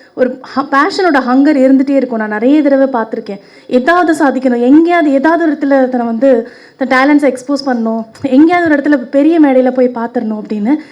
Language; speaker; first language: Tamil; native; Tamil